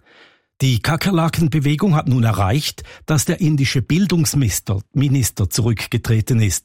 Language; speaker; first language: German; native; German